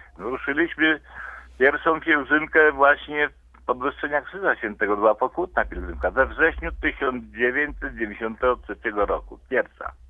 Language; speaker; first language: Polish; native; Polish